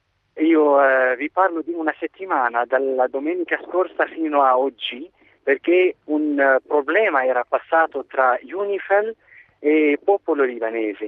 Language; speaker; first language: Italian; non-native, fluent; Arabic